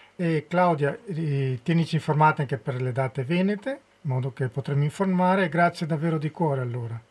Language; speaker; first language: Italian; native; Italian